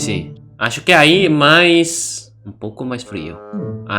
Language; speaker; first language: Portuguese; non-native, learner; Indonesian